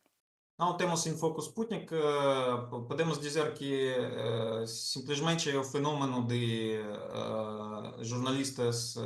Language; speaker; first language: Portuguese; non-native, fluent; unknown